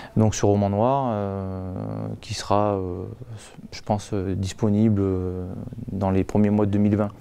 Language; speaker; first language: French; native; French